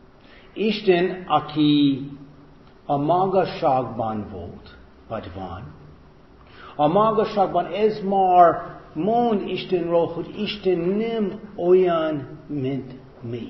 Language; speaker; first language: Hungarian; non-native, fluent; English